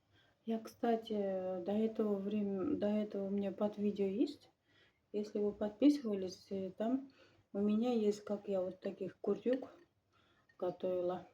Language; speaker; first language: Russian; non-native, local second language; Kyrgyz